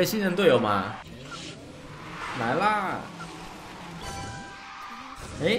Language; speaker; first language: Chinese; native; Chinese